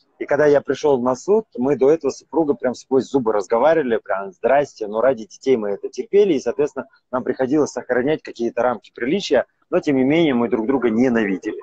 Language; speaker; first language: Russian; native; Russian